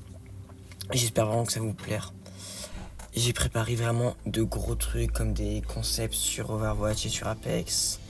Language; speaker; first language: French; native; French